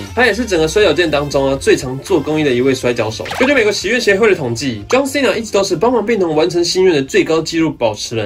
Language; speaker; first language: Chinese; native; Chinese